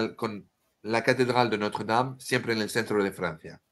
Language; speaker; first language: Spanish; non-native, fluent; French